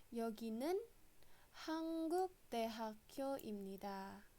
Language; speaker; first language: Korean; non-native, fluent; Indonesian